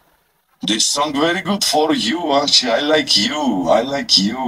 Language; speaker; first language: English; non-native, learner; Armenian